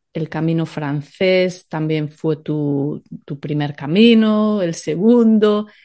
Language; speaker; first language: Spanish; native; Spanish